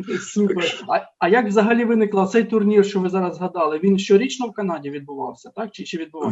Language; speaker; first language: Ukrainian; native; Ukrainian